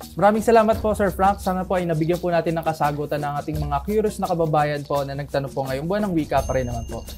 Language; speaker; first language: Filipino; native; Filipino